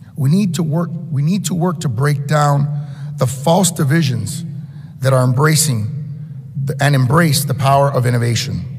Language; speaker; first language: English; early bilingual, other home language; Spanish